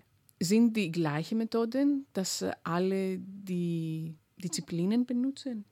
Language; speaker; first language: German; non-native, fluent; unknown